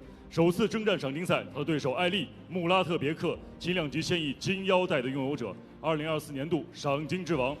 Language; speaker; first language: Chinese; native; Chinese